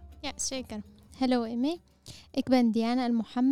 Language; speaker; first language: Dutch; non-native, fluent; Arabic